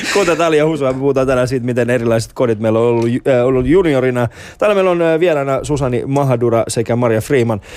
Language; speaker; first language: Finnish; early bilingual, other home language; Persian